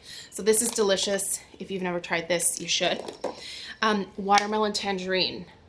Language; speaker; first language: English; native; English